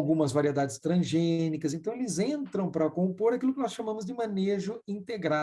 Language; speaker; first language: Portuguese; native; Portuguese